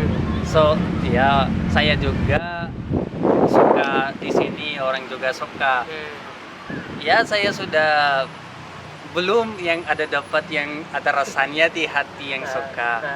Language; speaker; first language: Indonesian; non-native, learner; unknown